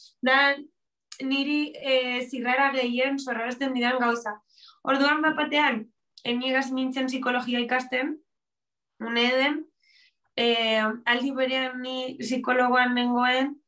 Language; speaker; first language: Basque; non-native, local second language; Spanish